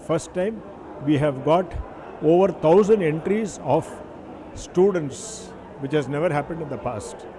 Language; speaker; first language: English; non-native, local second language; Tamil